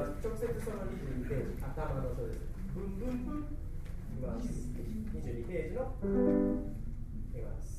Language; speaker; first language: Japanese; native; Japanese